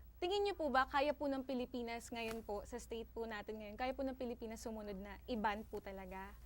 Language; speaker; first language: Filipino; native; Filipino